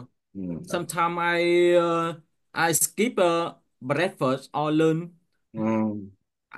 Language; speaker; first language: English; non-native, learner; Vietnamese